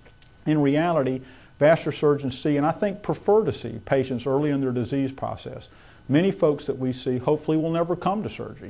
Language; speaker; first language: English; native; English